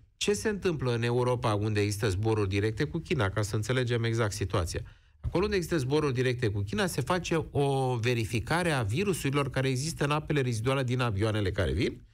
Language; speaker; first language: Romanian; native; Romanian